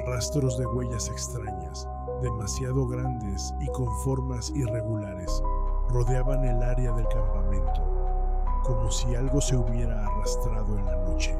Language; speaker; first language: Spanish; native; Spanish